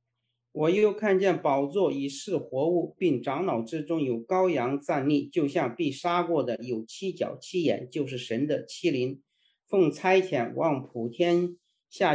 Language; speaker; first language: Chinese; native; Chinese